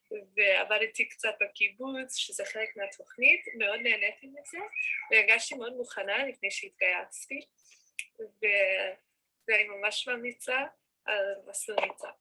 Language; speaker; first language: Hebrew; non-native, fluent; English